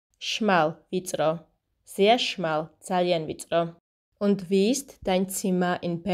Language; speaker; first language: German; non-native, fluent; Georgian